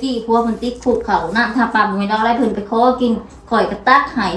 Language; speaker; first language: Thai; non-native, local second language; Lao